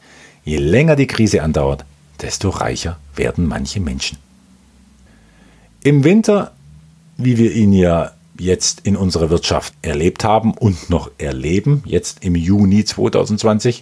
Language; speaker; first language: German; native; German